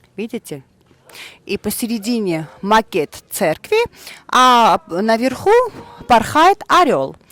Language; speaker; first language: Russian; non-native, local second language; Armenian